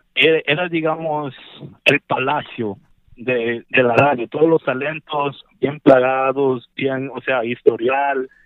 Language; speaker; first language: Spanish; early bilingual, heritage; Spanish